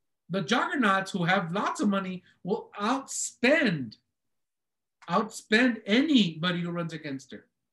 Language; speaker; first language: English; early bilingual, other home language; Spanish